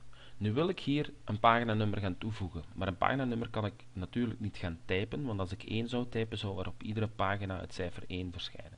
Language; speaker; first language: Dutch; native; Dutch